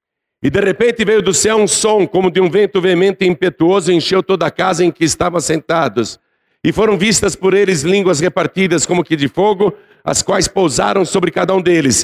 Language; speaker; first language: Portuguese; native; Portuguese